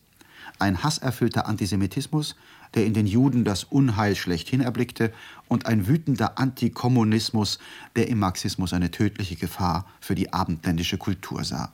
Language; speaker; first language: German; native; German